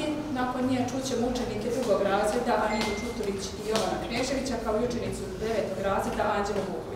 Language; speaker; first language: Croatian; native; Croatian